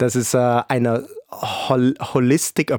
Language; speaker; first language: German; non-native, fluent; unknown